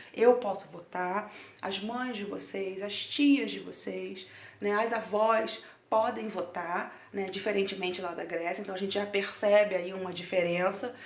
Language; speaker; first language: Portuguese; native; Portuguese